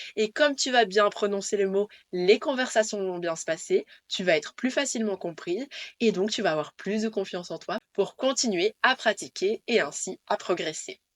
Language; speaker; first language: French; native; French